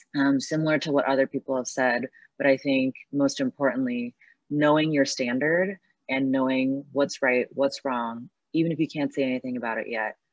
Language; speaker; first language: English; early bilingual, other home language; Chinese